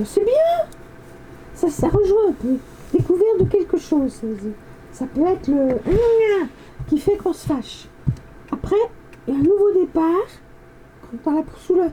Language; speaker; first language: French; native; French